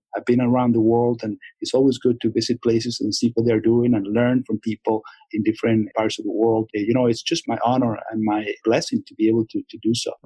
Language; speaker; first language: English; non-native, fluent; Spanish